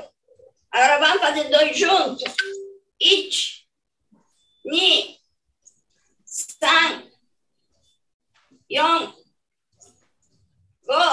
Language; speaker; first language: Portuguese; non-native, fluent; Japanese